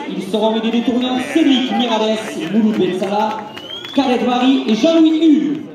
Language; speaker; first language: French; native; French